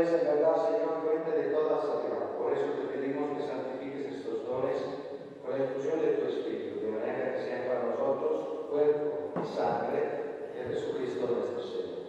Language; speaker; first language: Spanish; non-native, fluent; Italian